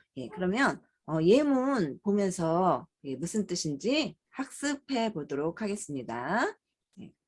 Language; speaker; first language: Korean; native; Korean